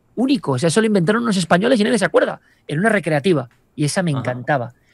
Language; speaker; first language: Spanish; native; Spanish